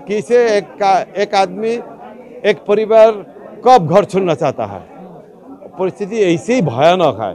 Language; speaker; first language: Hindi; non-native, learner; Bangla